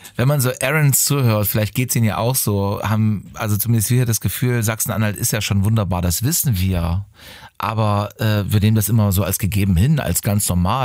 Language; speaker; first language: German; native; German